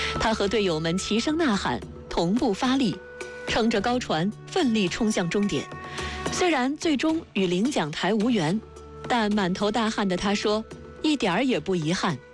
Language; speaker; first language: Chinese; native; Chinese